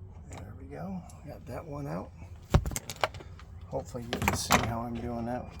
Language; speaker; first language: English; native; English